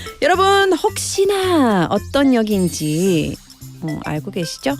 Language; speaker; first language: Korean; non-native, learner; English